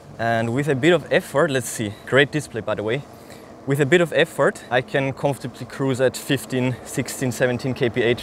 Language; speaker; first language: English; non-native, fluent; German